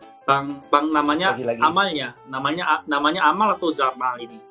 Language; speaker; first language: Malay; non-native, fluent; Korean